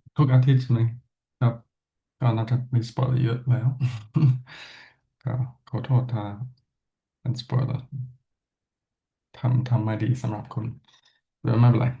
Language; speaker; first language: Thai; non-native, fluent; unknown